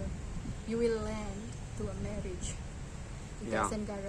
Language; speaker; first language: English; non-native, fluent; Indonesian